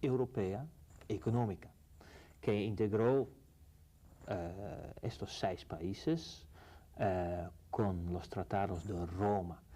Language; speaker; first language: Spanish; non-native, fluent; Dutch